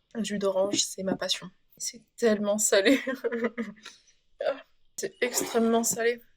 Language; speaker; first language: French; native; French